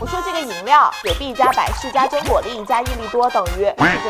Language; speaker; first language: Chinese; native; Chinese